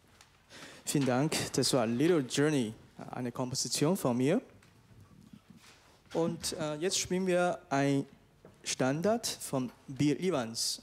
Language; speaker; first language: German; non-native, fluent; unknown